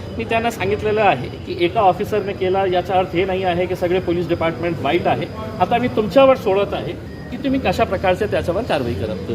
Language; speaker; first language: Marathi; non-native, local second language; Urdu